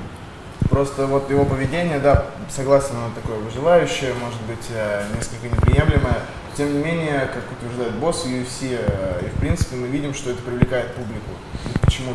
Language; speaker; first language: Russian; native; Russian